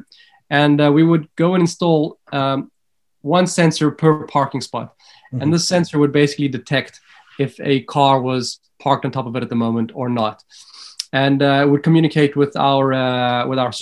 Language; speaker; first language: English; native; English